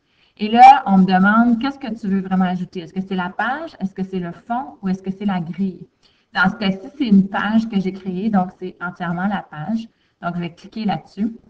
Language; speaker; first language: French; native; French